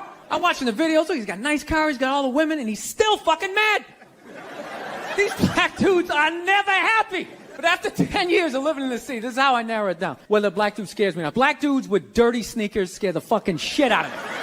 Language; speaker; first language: English; native; English